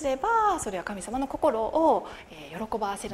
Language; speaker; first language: Japanese; native; Japanese